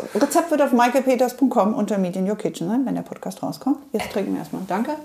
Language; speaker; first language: German; native; German